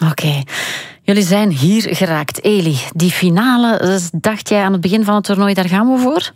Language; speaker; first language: Dutch; native; Dutch